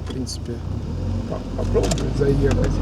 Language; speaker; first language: Russian; native; Russian